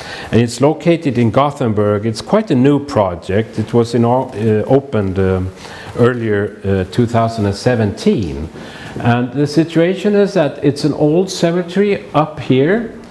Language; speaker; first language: English; non-native, fluent; Swedish